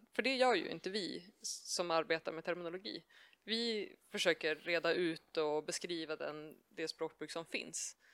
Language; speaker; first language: Swedish; native; Swedish